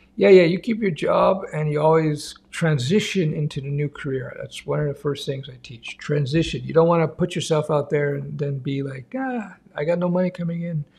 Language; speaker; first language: English; native; English